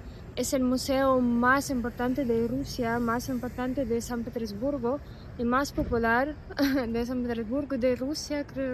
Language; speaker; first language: Spanish; non-native, fluent; Russian